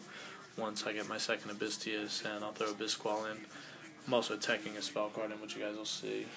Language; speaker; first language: English; native; English